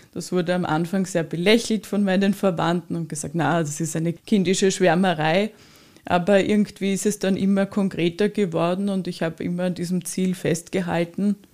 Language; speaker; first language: German; native; German